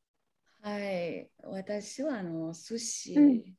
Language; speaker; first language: Japanese; non-native, learner; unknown